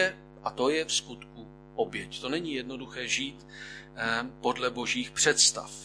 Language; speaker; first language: Czech; native; Czech